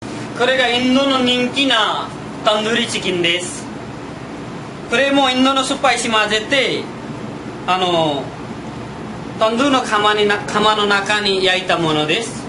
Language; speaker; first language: Japanese; non-native, learner; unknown